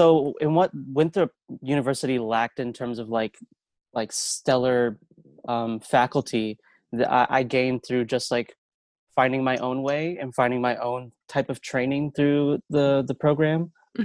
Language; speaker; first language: English; native; English